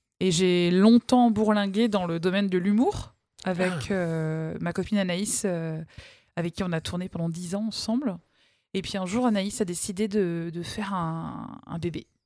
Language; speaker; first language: French; native; French